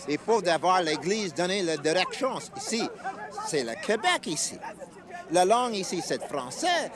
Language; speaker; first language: French; non-native, local second language; English